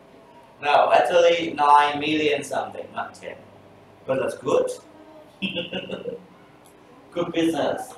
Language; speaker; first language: English; non-native, fluent; Vietnamese